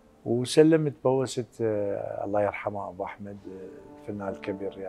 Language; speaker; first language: Arabic; native; Arabic